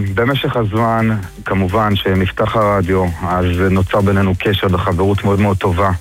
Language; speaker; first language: Hebrew; native; Hebrew